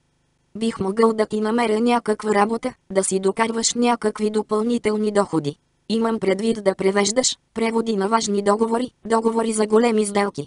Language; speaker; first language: Bulgarian; native; Bulgarian